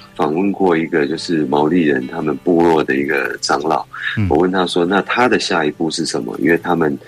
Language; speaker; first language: Chinese; native; Chinese